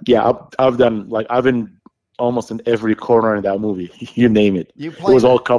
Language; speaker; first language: English; non-native, fluent; Arabic